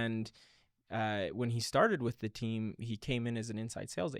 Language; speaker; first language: English; native; English